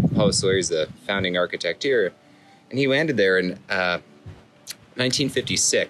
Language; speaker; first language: English; native; English